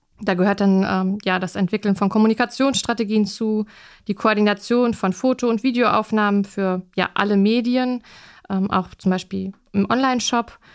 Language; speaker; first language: German; native; German